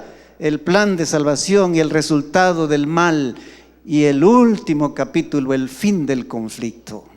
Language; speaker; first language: Spanish; native; Spanish